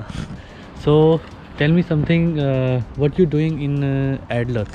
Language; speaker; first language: English; non-native, learner; Hindi